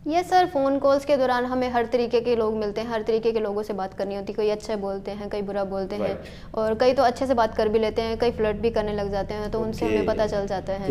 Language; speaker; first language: Hindi; native; Hindi